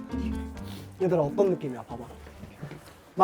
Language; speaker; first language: Korean; native; Korean